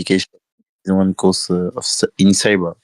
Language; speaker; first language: English; non-native, learner; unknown